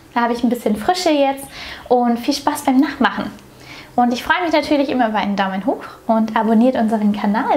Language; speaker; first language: German; native; German